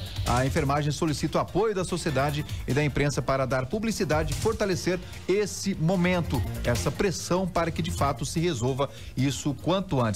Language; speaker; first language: Portuguese; native; Portuguese